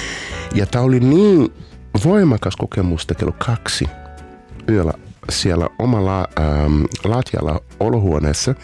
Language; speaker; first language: Finnish; non-native, fluent; Portuguese